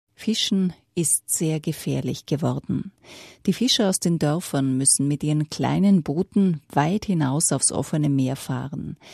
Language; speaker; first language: German; native; German